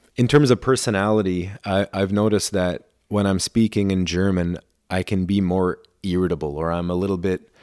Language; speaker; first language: English; non-native, fluent; German